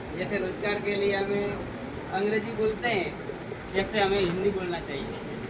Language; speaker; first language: Hindi; non-native, local second language; Gujarati